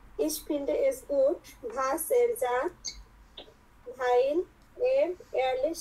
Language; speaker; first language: German; non-native, learner; Bangla